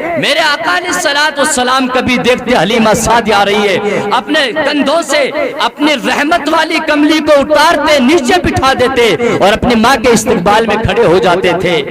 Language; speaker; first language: Urdu; native; Urdu